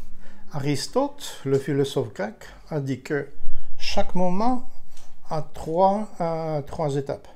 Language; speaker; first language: French; non-native, fluent; Ukrainian